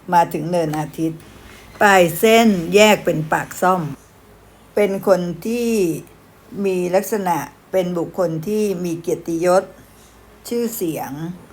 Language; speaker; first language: Thai; native; Thai